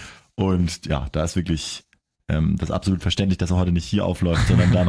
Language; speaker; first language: German; native; German